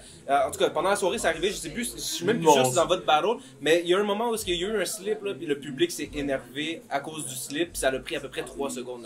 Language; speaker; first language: French; native; French